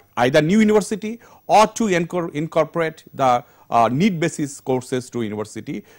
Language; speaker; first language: English; non-native, local second language; Bangla